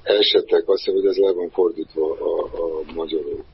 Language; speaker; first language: Hungarian; non-native, fluent; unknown